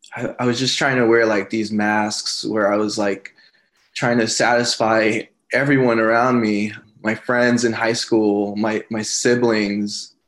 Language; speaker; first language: English; native; English